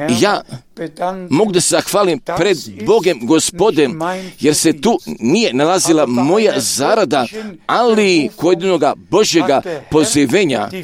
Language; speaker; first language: Croatian; non-native, local second language; Romany